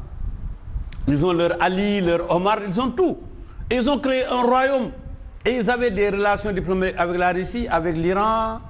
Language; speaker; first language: French; non-native, local second language; Wolof